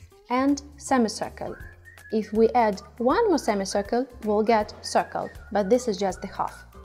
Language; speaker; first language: English; non-native, fluent; Russian